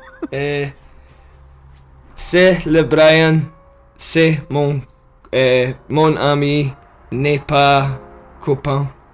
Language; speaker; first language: French; non-native, learner; English